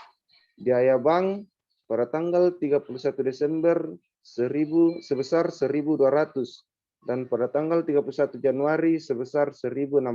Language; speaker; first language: Indonesian; native; Indonesian